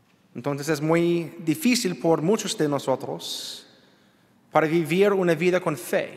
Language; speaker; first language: Spanish; non-native, learner; English